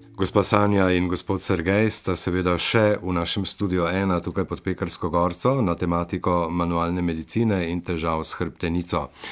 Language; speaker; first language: Slovenian; native; Slovenian